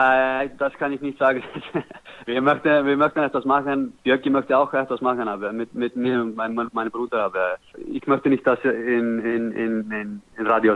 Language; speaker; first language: German; non-native, learner; Icelandic